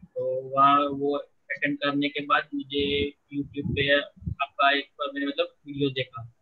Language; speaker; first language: Hindi; non-native, local second language; Gujarati